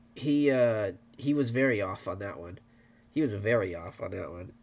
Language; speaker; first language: English; native; English